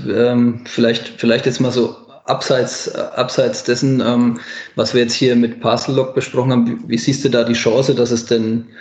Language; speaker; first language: German; native; German